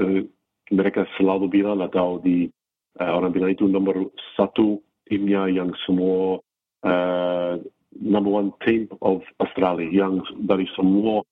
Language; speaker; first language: Indonesian; non-native, fluent; English